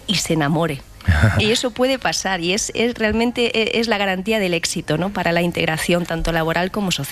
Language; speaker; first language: Spanish; native; Spanish